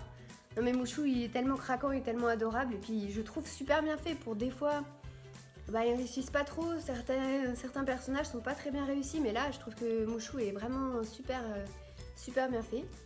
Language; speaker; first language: French; native; French